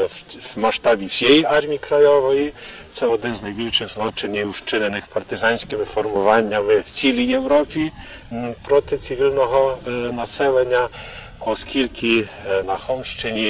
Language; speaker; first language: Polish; non-native, learner; Ukrainian